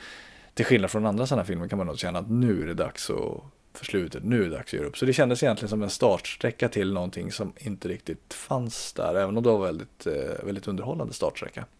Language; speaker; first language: Swedish; native; Swedish